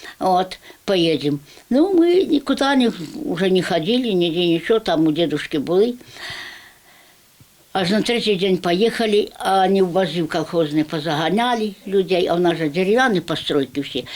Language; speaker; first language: Ukrainian; native; Ukrainian